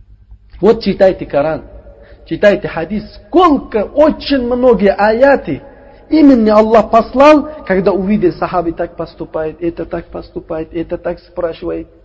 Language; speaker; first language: Russian; non-native, learner; Uzbek